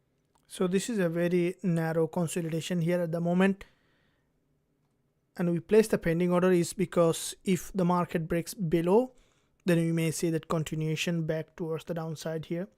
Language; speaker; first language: English; non-native, fluent; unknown